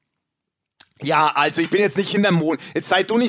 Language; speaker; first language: German; native; German